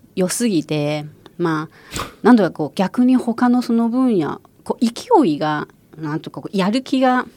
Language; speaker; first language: Japanese; non-native, fluent; Chinese